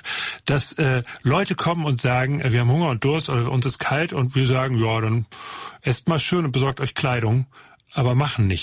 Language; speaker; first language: German; native; German